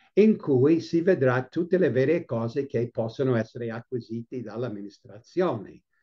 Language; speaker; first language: Italian; non-native, fluent; English